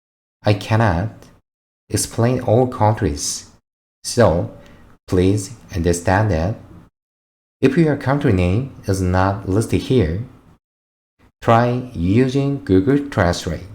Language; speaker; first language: English; non-native, fluent; Korean